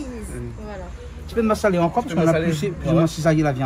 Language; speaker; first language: French; non-native, local second language; Réunion Creole French